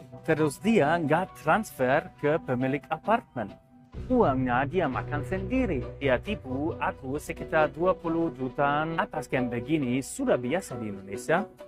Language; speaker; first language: Indonesian; non-native, fluent; German